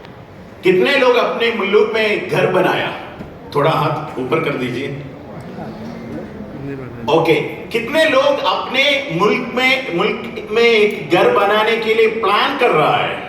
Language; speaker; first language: Hindi; non-native, learner; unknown